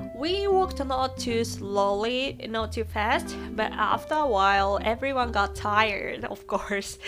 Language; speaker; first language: English; non-native, fluent; Japanese